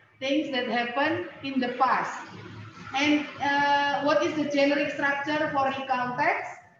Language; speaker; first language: English; non-native, fluent; Indonesian